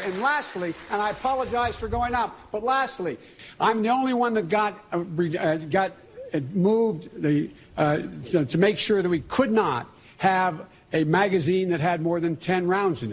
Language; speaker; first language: English; native; English